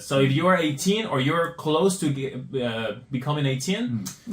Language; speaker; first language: English; non-native, fluent; Spanish